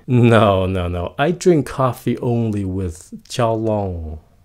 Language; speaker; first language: English; early bilingual, other home language; Vietnamese